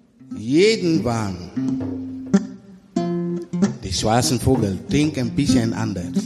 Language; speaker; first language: German; non-native, learner; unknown